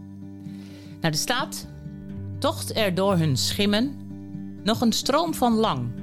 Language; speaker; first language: Dutch; native; Dutch